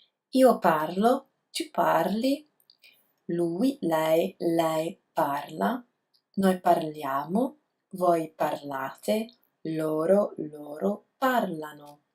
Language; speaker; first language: Italian; non-native, learner; English